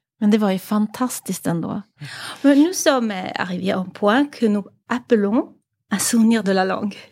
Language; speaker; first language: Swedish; early bilingual, other home language; French